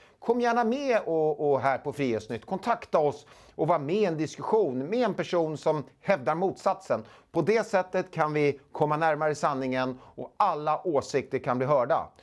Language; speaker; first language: Swedish; native; Swedish